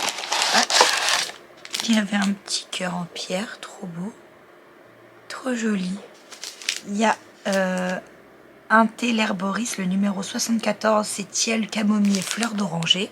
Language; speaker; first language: French; native; French